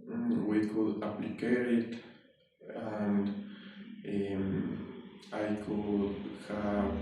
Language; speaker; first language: English; non-native, learner; Spanish